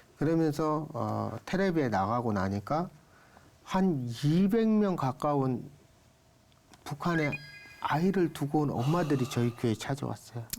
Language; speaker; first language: Korean; native; Korean